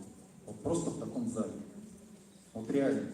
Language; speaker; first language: Russian; native; Russian